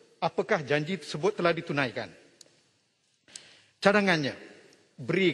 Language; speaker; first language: Malay; native; Malay